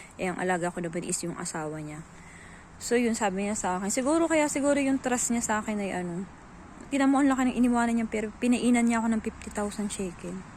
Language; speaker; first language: Filipino; native; Filipino